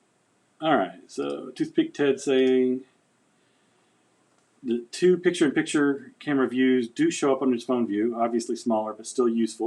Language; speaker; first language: English; native; English